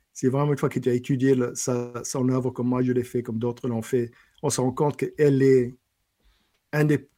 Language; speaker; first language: French; non-native, fluent; English